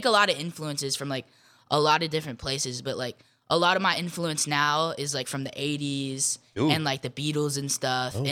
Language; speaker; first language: English; native; English